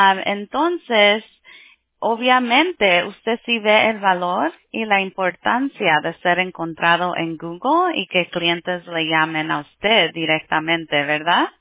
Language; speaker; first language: Spanish; early bilingual, heritage; Spanish